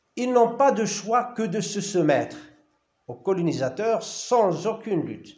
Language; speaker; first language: French; non-native, local second language; Arabic